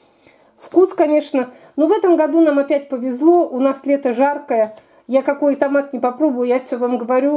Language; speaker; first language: Russian; native; Russian